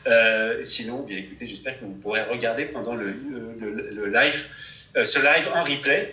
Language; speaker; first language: French; native; French